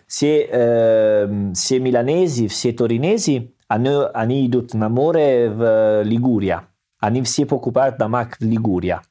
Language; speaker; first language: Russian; non-native, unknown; Italian